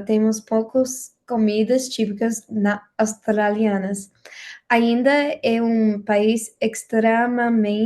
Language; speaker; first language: Portuguese; non-native, learner; English